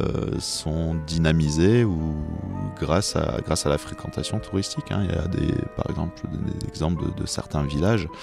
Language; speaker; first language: French; native; French